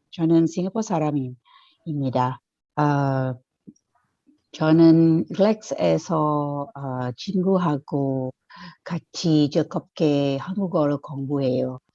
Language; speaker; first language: Korean; non-native, learner; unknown